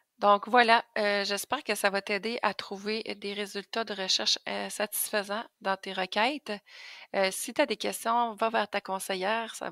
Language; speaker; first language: French; native; French